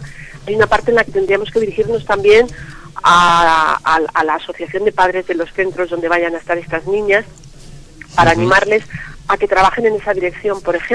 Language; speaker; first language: Spanish; native; Spanish